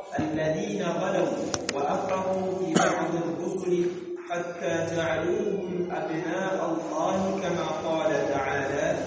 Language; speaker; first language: Arabic; non-native, fluent; Swahili